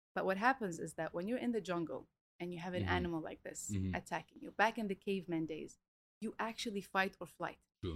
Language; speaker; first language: English; early bilingual, other home language; Arabic